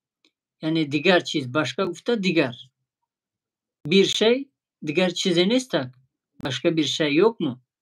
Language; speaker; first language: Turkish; non-native, fluent; Tajik